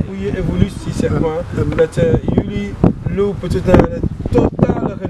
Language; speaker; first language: Dutch; non-native, fluent; French